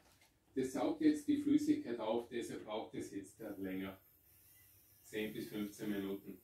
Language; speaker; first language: German; native; German